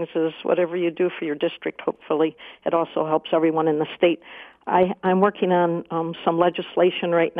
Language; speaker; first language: English; native; English